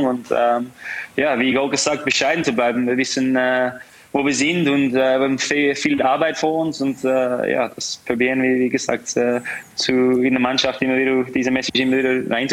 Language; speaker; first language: German; non-native, fluent; English